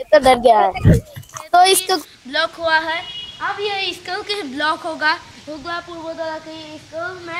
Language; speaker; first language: Hindi; non-native, learner; Bangla